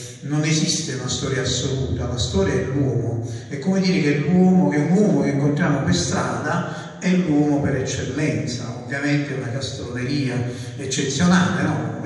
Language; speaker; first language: Italian; native; Italian